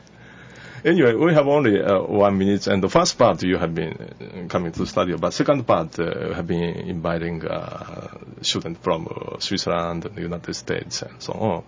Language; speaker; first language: English; non-native, learner; Japanese